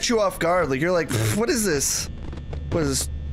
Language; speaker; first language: English; native; English